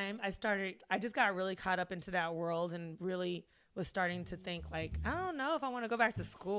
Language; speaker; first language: English; native; English